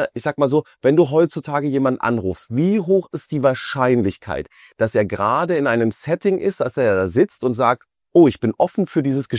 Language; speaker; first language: German; native; German